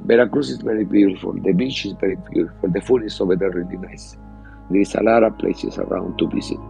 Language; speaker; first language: English; non-native, fluent; Spanish